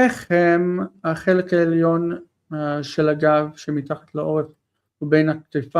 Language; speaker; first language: Hebrew; non-native, fluent; English